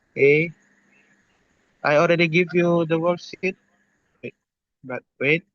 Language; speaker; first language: English; non-native, learner; Indonesian